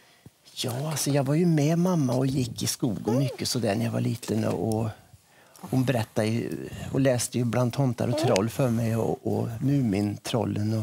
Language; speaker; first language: Swedish; native; Swedish